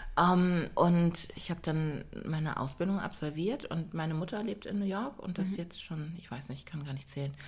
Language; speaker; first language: German; native; German